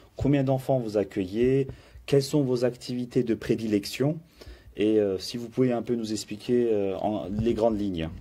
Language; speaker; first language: French; early bilingual, other home language; Turkish